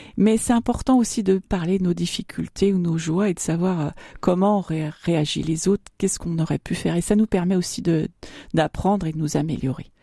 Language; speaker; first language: French; native; French